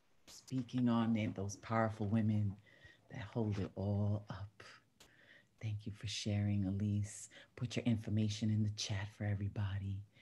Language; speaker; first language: English; early bilingual, other home language; Spanish